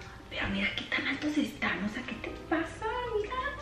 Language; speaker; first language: Spanish; early bilingual, heritage; Spanish